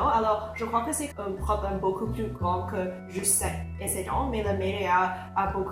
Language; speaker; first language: French; non-native, local second language; English